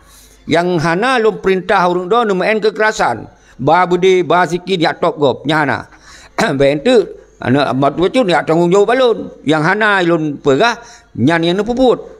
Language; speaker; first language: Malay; non-native, local second language; Achinese